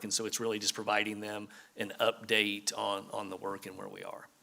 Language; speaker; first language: English; native; English